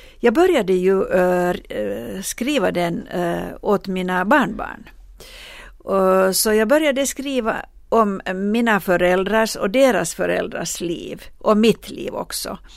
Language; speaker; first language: Swedish; non-native, local second language; Finnish